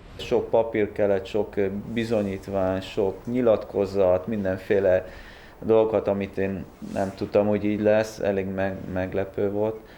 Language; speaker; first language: Hungarian; early bilingual, heritage; Hungarian